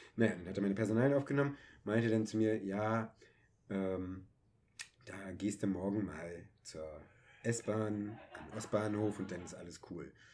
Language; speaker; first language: German; native; German